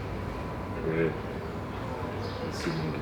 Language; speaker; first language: French; native; French